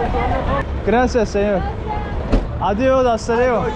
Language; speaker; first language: Spanish; non-native, learner; Turkish